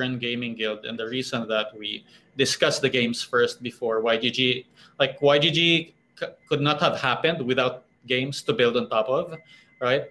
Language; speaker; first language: English; non-native, local second language; Filipino